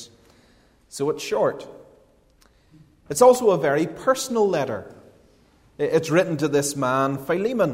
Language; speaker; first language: English; native; English